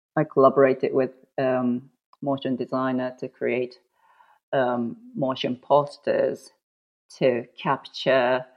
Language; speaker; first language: English; non-native, fluent; Japanese